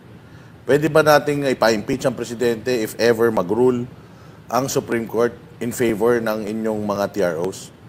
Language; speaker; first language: Filipino; native; Filipino